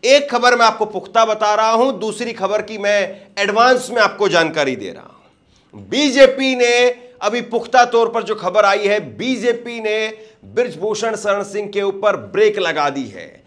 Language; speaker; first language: Hindi; native; Hindi